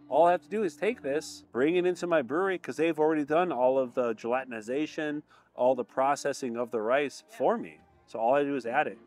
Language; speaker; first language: English; native; English